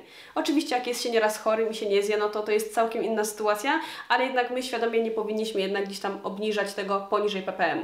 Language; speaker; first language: Polish; native; Polish